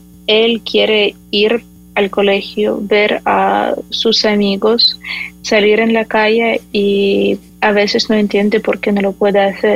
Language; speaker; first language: Spanish; non-native, fluent; Ukrainian